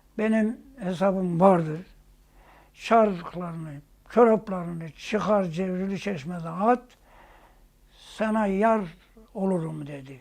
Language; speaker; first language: Turkish; non-native, local second language; Zaza